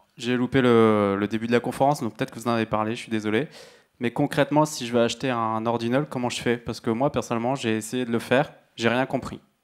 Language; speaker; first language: French; native; French